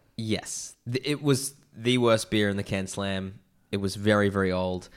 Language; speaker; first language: English; native; English